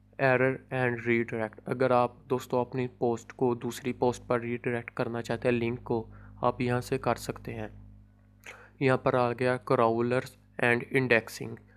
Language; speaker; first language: Urdu; non-native, local second language; Punjabi